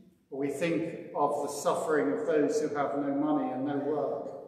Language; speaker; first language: English; native; English